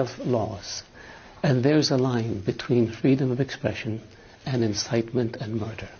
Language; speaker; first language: English; non-native, fluent; Arabic